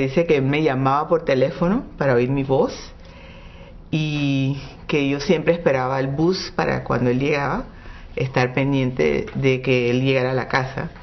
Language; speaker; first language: Spanish; non-native, local second language; English